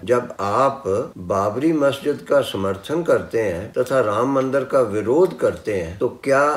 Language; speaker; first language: Hindi; non-native, local second language; Punjabi